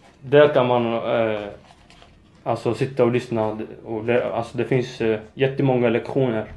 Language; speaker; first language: Swedish; non-native, fluent; Arabic